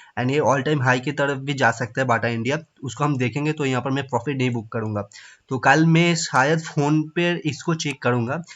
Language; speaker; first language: Hindi; non-native, local second language; Bangla